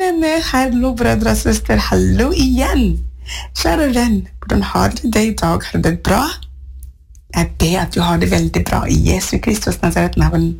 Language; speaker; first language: Norwegian; non-native, fluent; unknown